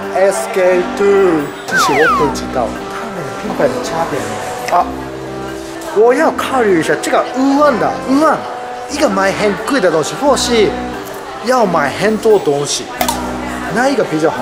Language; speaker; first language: Chinese; non-native, learner; Japanese